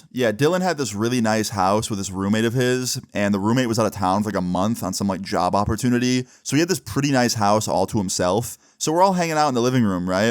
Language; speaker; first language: English; native; English